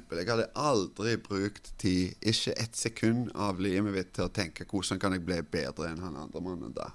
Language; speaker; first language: Norwegian; non-native, fluent; Finnish